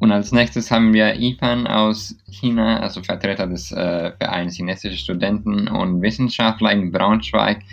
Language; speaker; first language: German; non-native, fluent; Spanish